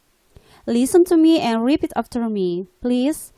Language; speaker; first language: English; non-native, learner; Indonesian